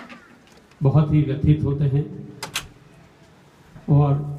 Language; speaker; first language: Hindi; non-native, local second language; Gujarati